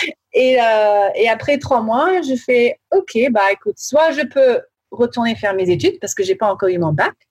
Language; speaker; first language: French; early bilingual, heritage; French